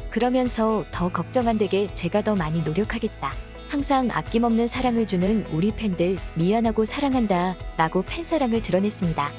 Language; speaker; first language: Korean; native; Korean